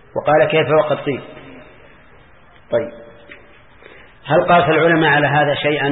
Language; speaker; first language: Arabic; native; Arabic